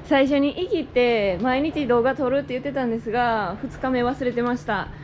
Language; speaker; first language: Japanese; native; Japanese